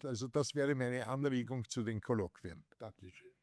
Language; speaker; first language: German; native; German